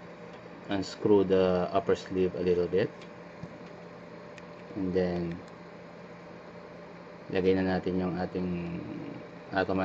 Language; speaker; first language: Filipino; native; Filipino